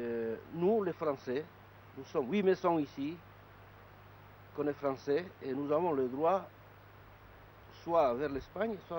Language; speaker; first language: French; non-native, local second language; Basque